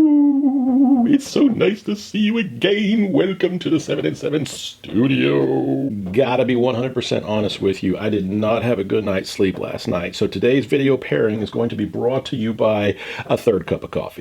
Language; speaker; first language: English; native; English